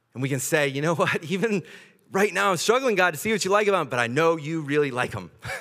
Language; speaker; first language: English; native; English